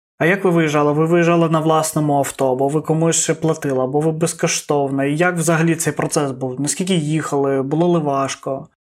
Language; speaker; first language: Ukrainian; non-native, local second language; Russian